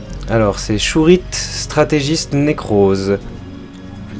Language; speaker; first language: French; native; French